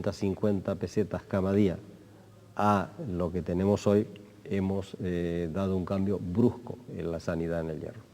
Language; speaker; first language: Spanish; native; Spanish